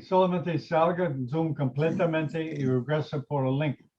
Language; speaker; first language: Spanish; non-native, fluent; English